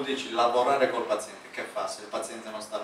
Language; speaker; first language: Italian; native; Italian